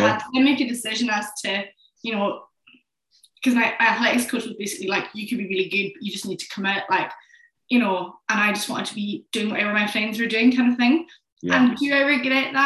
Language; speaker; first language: English; native; English